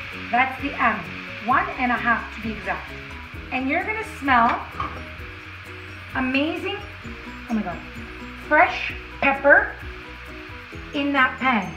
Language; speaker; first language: English; native; English